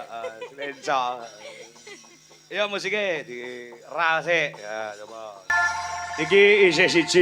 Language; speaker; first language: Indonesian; non-native, local second language; Javanese